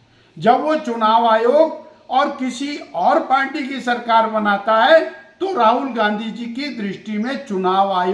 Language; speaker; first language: Hindi; native; Hindi